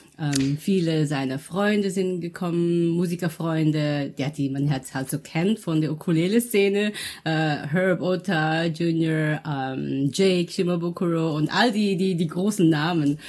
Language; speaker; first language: German; early bilingual, other home language; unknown